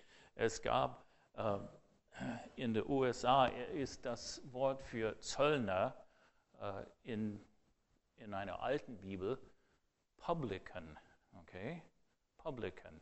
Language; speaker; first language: German; non-native, fluent; English